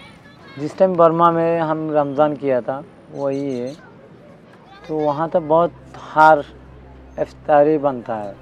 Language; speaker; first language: Hindi; non-native, learner; Rohingya